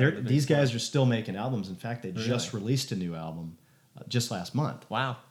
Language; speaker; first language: English; native; English